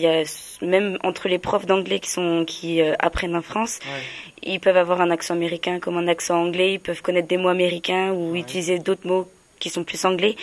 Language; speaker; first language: French; native; French